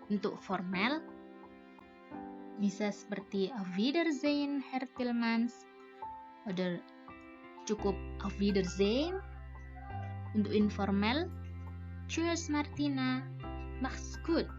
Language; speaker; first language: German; non-native, learner; Indonesian